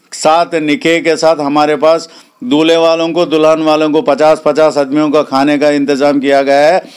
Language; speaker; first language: Hindi; non-native, local second language; Urdu